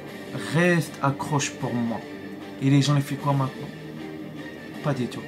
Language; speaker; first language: French; non-native, learner; Arabic